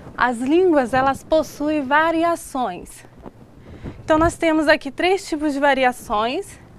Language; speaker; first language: Portuguese; native; Portuguese